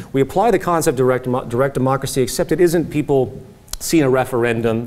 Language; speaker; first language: English; native; English